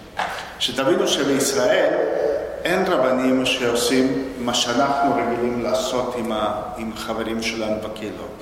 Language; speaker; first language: Hebrew; non-native, fluent; Spanish